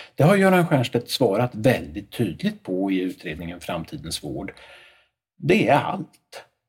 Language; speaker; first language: Swedish; native; Swedish